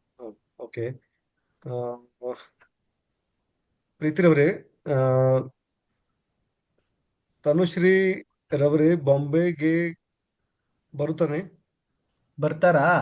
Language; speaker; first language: Kannada; non-native, learner; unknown